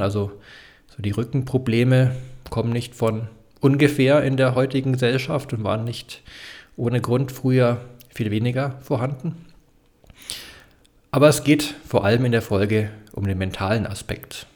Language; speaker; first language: German; native; German